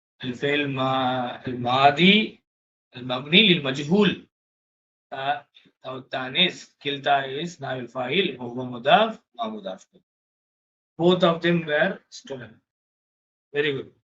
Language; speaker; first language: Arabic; non-native, fluent; Tamil